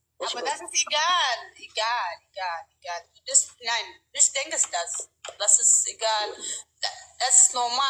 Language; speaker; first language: German; non-native, learner; Oromo